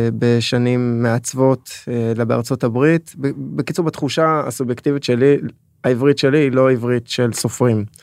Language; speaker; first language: Hebrew; early bilingual, other home language; French